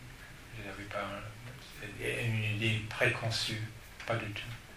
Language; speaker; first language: French; non-native, fluent; English